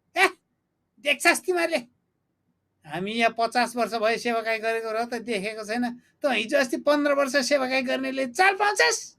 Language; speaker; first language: Nepali; native; Nepali